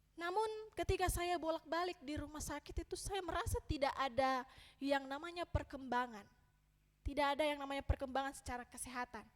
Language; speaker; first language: Indonesian; native; Indonesian